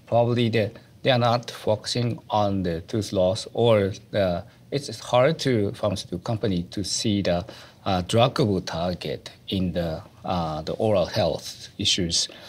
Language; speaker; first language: English; non-native, fluent; Japanese